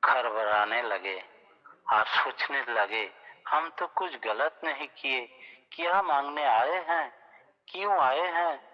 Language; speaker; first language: Hindi; non-native, local second language; Bangla